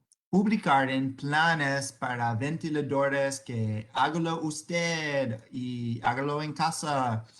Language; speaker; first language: Spanish; non-native, fluent; English